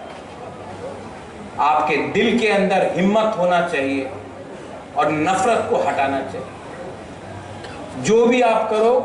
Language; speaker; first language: Hindi; non-native, local second language; Bangla